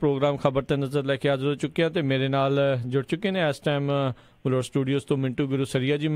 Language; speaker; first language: Punjabi; native; Punjabi